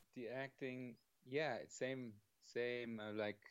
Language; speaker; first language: English; non-native, fluent; German